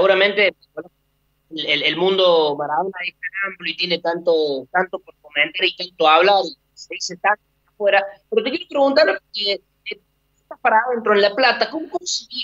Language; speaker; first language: Spanish; native; Spanish